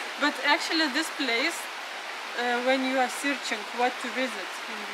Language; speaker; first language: English; non-native, fluent; Lithuanian